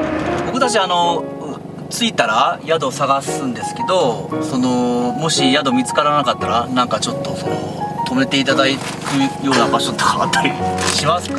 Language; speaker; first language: Japanese; native; Japanese